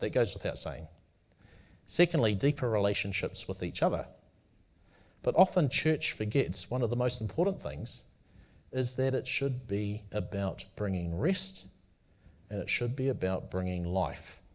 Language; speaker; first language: English; native; English